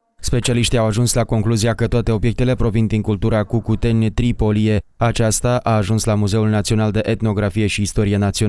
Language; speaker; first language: Romanian; native; Romanian